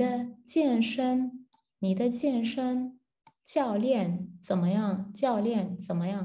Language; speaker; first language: Chinese; non-native, learner; Turkish